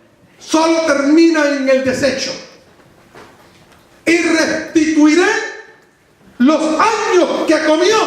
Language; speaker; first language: Spanish; native; Spanish